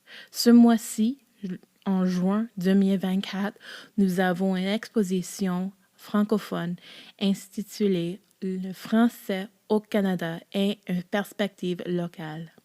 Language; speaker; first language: French; non-native, local second language; English